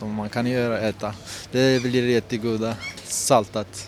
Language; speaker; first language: Swedish; non-native, learner; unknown